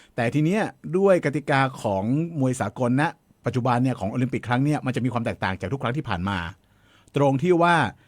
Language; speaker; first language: Thai; native; Thai